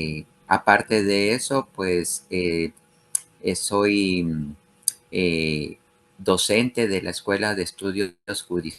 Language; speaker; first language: Spanish; native; Spanish